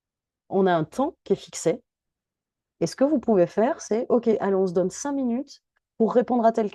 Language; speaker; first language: French; native; French